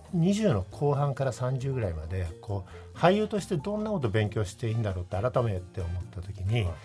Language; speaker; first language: Japanese; native; Japanese